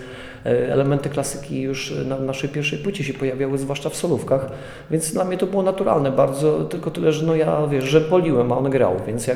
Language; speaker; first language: Polish; native; Polish